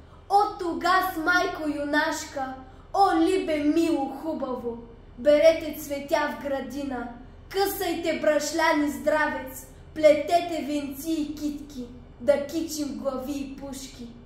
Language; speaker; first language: Bulgarian; native; Bulgarian